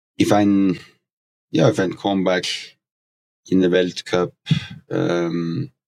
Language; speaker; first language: German; non-native, learner; Norwegian